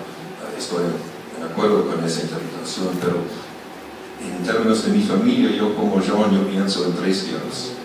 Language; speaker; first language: Spanish; non-native, fluent; German